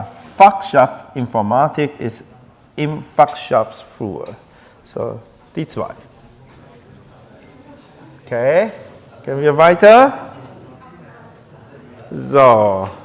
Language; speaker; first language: German; non-native, learner; Chinese